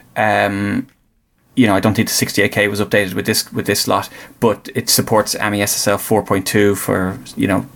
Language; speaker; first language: English; native; English